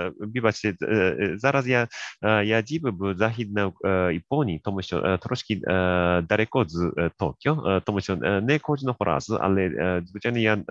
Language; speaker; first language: Ukrainian; non-native, learner; Japanese